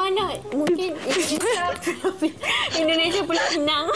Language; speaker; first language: Indonesian; non-native, learner; Malay